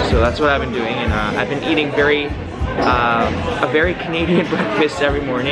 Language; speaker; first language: English; early bilingual, other home language; Korean